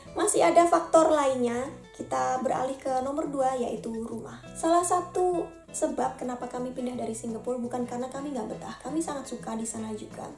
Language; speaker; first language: Indonesian; native; Indonesian